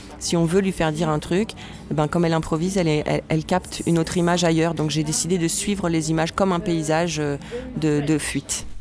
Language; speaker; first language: French; native; French